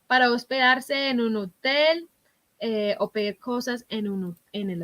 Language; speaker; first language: Spanish; non-native, fluent; English